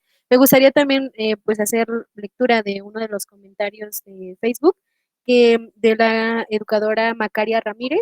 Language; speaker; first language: Spanish; native; Spanish